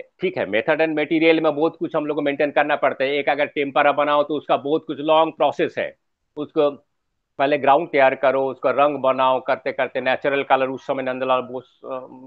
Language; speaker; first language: Hindi; non-native, local second language; Bangla